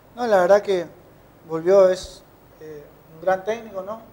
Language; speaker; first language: Spanish; native; Spanish